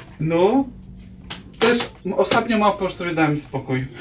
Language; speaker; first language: Polish; native; Polish